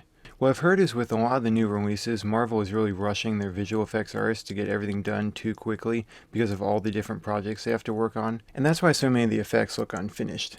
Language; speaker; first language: English; native; English